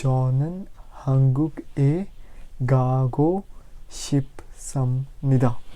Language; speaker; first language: Korean; non-native, learner; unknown